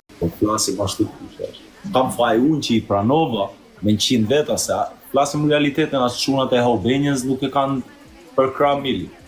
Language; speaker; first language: Albanian; early bilingual, heritage; Albanian